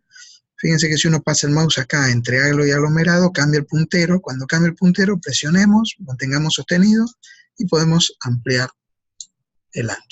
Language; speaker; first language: Spanish; native; Spanish